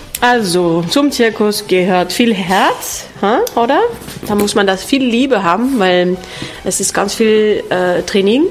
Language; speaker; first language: German; non-native, fluent; French